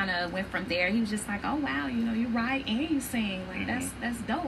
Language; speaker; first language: English; native; English